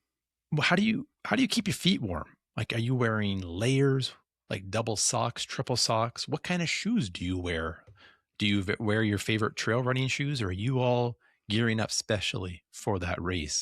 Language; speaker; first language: English; native; English